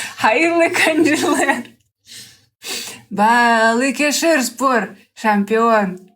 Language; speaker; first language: Turkish; non-native, learner; Russian